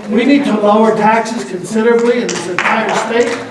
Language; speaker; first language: English; non-native, fluent; Greek